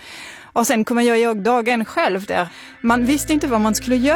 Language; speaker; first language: Swedish; non-native, fluent; French